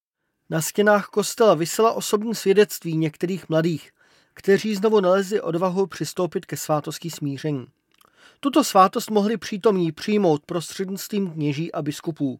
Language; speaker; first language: Czech; native; Czech